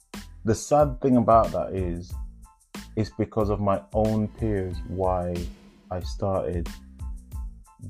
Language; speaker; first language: English; non-native, local second language; Jamaican Creole English